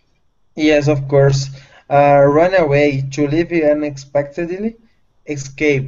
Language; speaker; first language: English; non-native, learner; Spanish